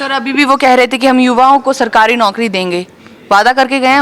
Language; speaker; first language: Hindi; native; Hindi